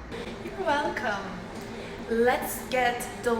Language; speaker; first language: English; non-native, fluent; Portuguese